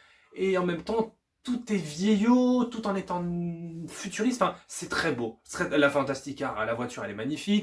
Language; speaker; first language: French; native; French